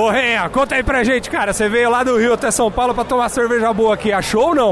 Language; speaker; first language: Portuguese; native; Portuguese